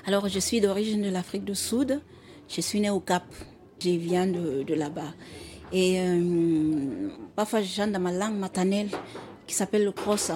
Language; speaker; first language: French; non-native, fluent; Xhosa